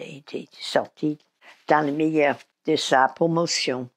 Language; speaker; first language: French; non-native, fluent; English